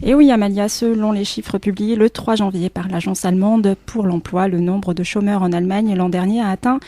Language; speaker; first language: French; native; French